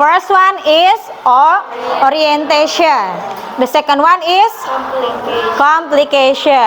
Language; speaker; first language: English; non-native, fluent; Indonesian